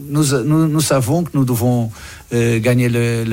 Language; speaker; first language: French; non-native, learner; Portuguese